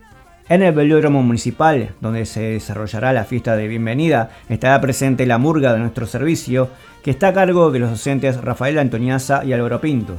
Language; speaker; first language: Spanish; native; Spanish